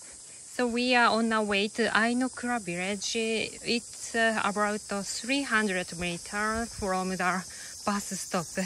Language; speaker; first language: English; non-native, learner; Japanese